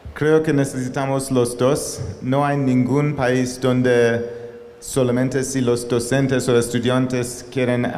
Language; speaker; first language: Spanish; non-native, learner; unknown